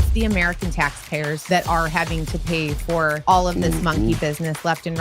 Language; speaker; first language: English; native; English